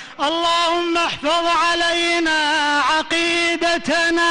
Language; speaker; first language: Arabic; native; Arabic